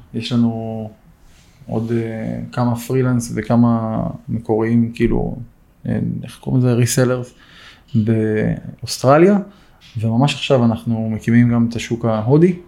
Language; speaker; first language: Hebrew; native; Hebrew